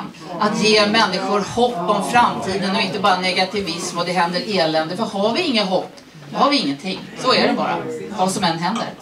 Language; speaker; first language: Swedish; native; Swedish